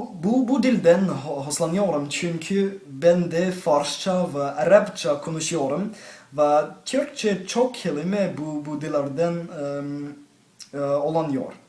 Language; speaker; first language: Turkish; non-native, learner; English